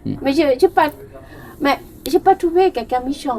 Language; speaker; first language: French; non-native, learner; Thai